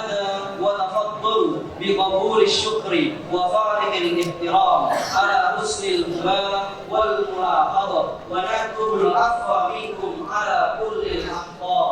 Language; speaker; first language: Arabic; non-native, fluent; Indonesian